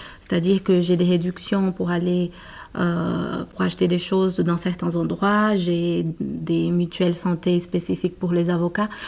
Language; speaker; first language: French; non-native, fluent; Portuguese